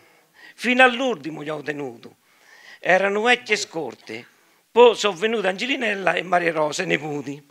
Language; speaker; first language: Italian; native; Italian